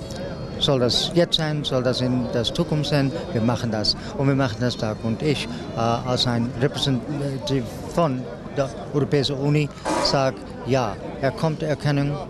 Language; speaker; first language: German; non-native, learner; Dutch